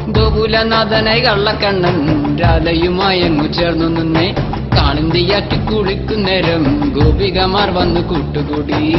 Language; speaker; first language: Malayalam; non-native, local second language; Hindi